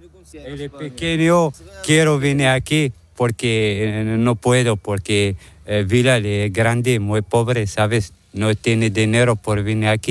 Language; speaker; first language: Spanish; non-native, learner; Arabic